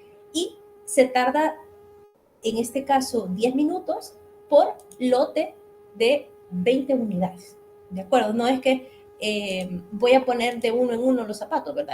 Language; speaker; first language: Spanish; native; Spanish